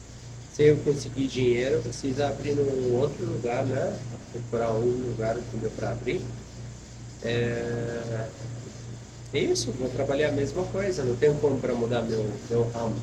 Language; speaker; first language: Portuguese; non-native, fluent; Arabic